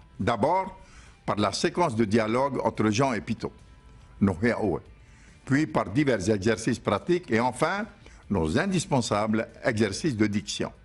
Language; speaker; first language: French; native; French